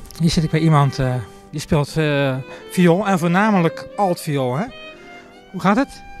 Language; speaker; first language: Dutch; native; Dutch